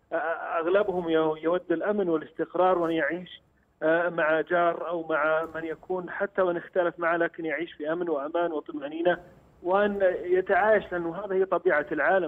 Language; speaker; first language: Arabic; native; Arabic